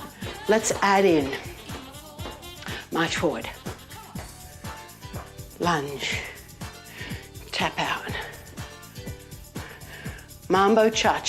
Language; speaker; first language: English; native; English